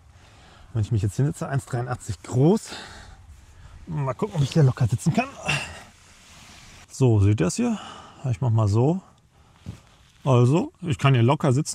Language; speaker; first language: German; native; German